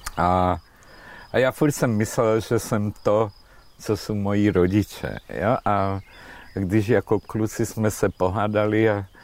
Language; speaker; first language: Czech; non-native, fluent; Hungarian